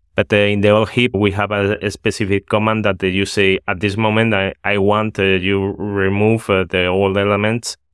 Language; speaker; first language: English; non-native, fluent; Spanish